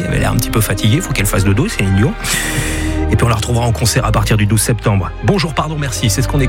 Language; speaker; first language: French; native; French